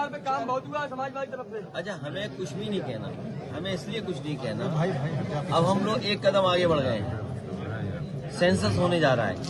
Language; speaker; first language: Hindi; native; Hindi